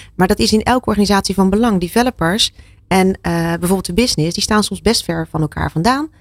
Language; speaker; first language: Dutch; native; Dutch